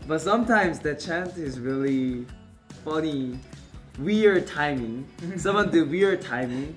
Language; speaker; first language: English; non-native, learner; Korean